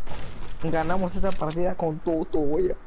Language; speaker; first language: Spanish; native; Spanish